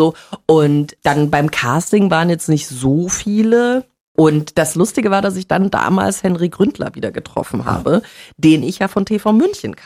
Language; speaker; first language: German; native; German